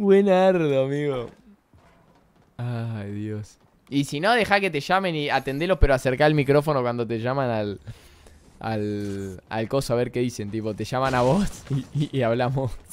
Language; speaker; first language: Spanish; native; Spanish